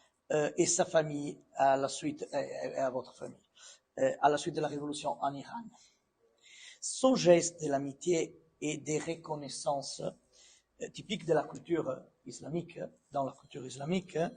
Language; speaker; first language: French; non-native, fluent; Italian